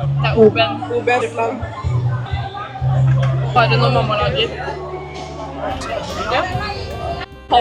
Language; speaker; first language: Norwegian; early bilingual, heritage; Filipino